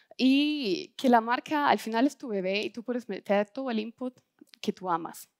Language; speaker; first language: Spanish; non-native, fluent; German